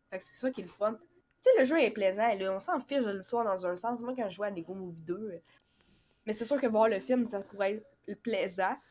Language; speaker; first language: French; native; French